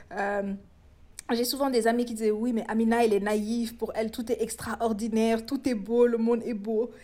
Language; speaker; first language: French; non-native, local second language; Wolof